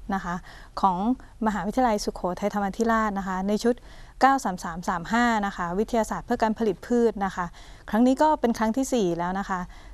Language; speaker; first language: Thai; native; Thai